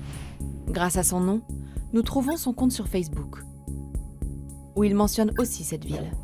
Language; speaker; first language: French; native; French